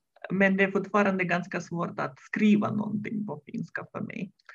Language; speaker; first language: Swedish; non-native, fluent; Russian